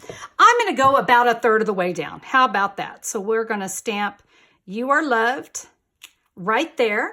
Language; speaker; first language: English; native; English